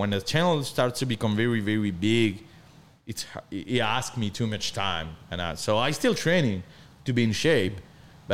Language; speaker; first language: English; non-native, learner; French